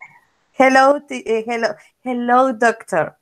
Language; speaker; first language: English; non-native, learner; Spanish